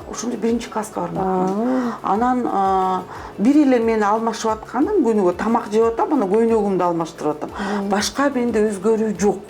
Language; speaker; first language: Kyrgyz; non-native, local second language; Russian